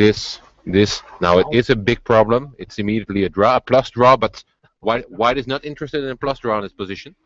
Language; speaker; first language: English; non-native, fluent; Dutch